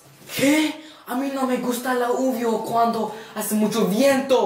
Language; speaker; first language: Spanish; non-native, learner; English